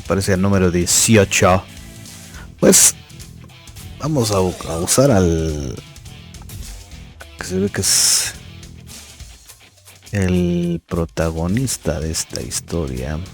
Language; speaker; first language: Spanish; native; Spanish